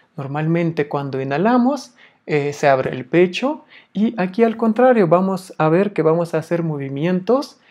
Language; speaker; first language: Spanish; non-native, fluent; Russian